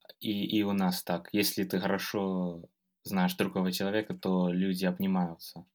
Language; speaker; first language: Russian; non-native, fluent; English